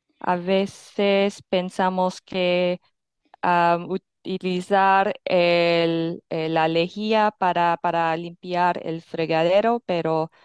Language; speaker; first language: Spanish; non-native, fluent; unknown